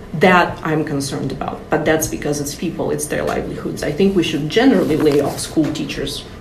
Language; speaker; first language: English; non-native, fluent; Russian